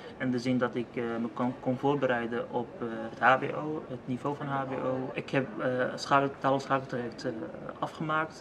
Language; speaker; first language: Dutch; non-native, fluent; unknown